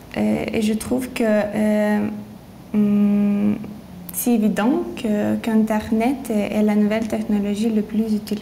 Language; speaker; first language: French; non-native, learner; Lithuanian